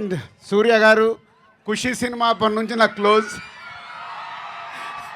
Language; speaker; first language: Telugu; native; Telugu